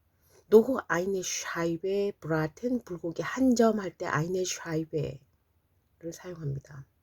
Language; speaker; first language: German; non-native, fluent; Korean